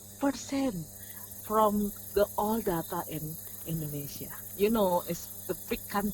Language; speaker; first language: English; non-native, learner; Indonesian